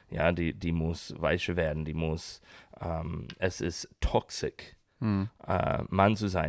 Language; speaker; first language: German; non-native, learner; English